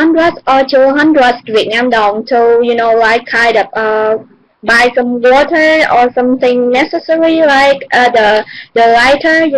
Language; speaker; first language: English; non-native, learner; Vietnamese